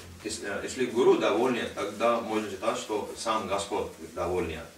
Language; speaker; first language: Russian; non-native, learner; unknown